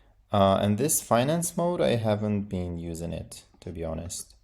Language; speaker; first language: English; non-native, fluent; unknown